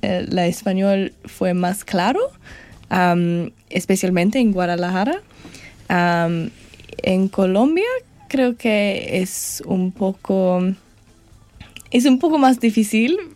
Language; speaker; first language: Spanish; non-native, learner; English